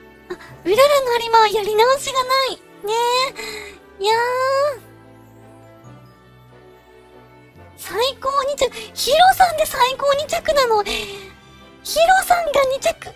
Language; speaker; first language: Japanese; native; Japanese